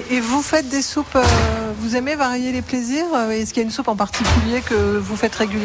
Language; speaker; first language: French; native; French